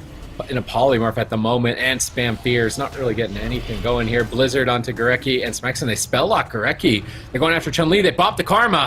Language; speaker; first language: English; native; English